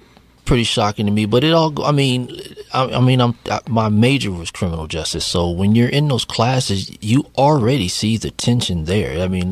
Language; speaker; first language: English; native; English